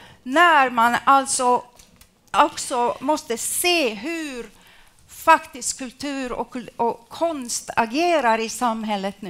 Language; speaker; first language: Swedish; non-native, fluent; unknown